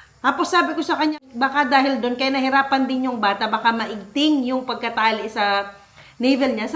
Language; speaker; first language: Filipino; non-native, local second language; Pampanga